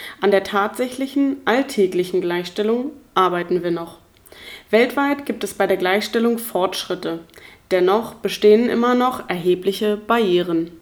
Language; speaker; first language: German; native; German